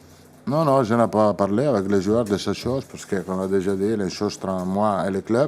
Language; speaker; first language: French; non-native, fluent; Italian